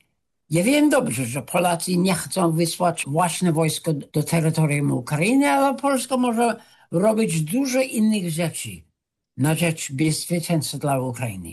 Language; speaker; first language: Polish; non-native, fluent; English